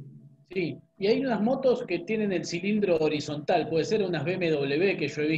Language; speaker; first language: Spanish; native; Spanish